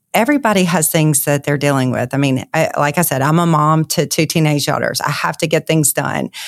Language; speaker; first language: English; native; English